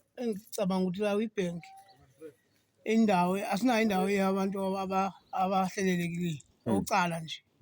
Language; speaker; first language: Zulu; non-native, local second language; Xhosa